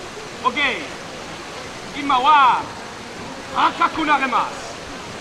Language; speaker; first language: Japanese; non-native, fluent; Spanish